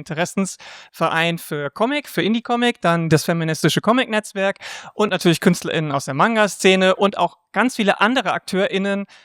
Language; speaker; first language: German; native; German